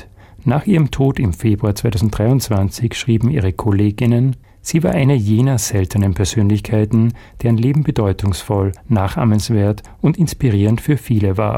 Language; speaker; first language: German; native; German